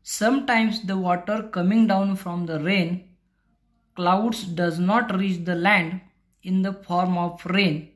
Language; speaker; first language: English; non-native, local second language; Marathi